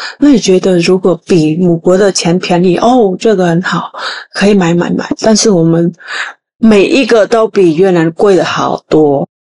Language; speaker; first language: Chinese; non-native, fluent; Vietnamese